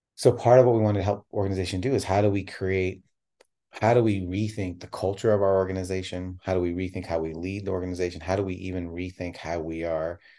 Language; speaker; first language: English; native; English